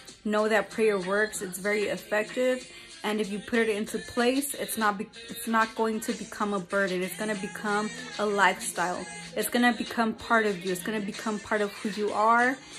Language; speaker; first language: English; early bilingual, other home language; Spanish